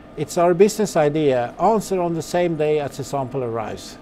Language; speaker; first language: English; non-native, fluent; Swedish